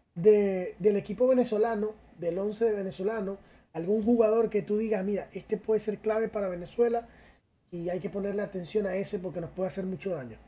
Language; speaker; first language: Spanish; native; Spanish